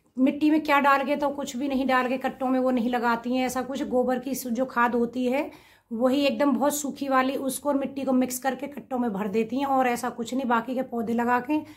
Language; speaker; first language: Hindi; native; Hindi